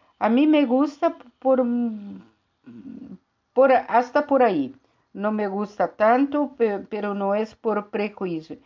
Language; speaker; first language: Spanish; non-native, fluent; Portuguese